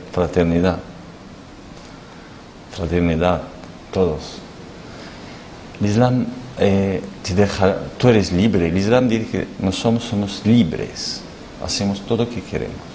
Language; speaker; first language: Spanish; non-native, learner; Arabic